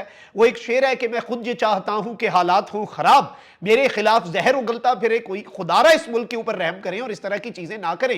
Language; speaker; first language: Urdu; native; Urdu